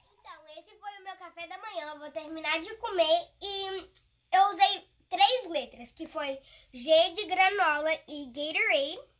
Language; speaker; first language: Portuguese; early bilingual, heritage; Portuguese